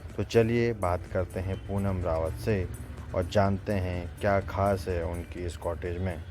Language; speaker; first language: Hindi; native; Hindi